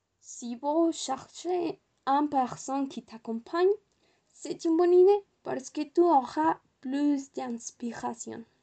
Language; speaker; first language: French; non-native, learner; Spanish